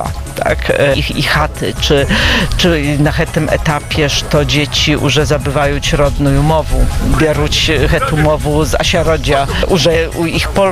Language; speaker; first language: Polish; non-native, local second language; Belarusian